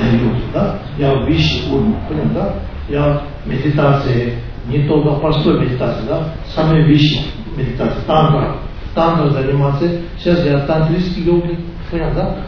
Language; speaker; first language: Russian; non-native, learner; Tibetan